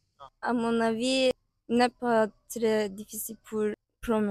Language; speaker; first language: French; non-native, learner; Italian